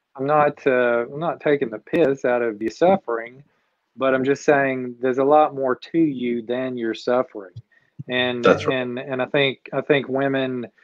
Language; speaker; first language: English; native; English